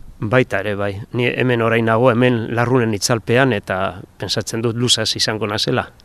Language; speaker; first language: Basque; native; Basque